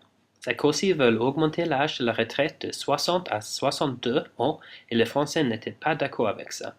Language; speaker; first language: French; non-native, fluent; English